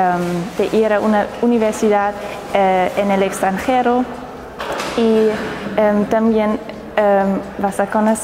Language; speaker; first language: Spanish; non-native, fluent; German